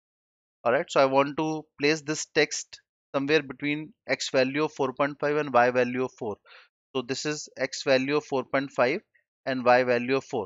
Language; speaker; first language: English; non-native, local second language; Hindi